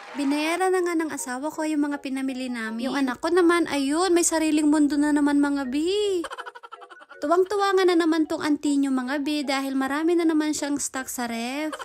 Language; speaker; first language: Filipino; native; Filipino